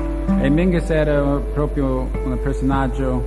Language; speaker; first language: Italian; non-native, learner; English